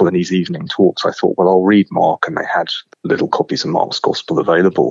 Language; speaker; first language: English; native; English